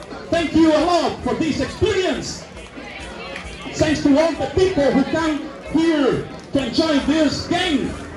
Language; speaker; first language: English; non-native, learner; Spanish